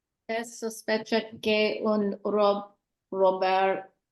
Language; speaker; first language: Spanish; non-native, learner; English